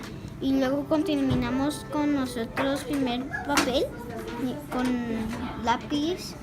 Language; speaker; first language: Spanish; non-native, learner; English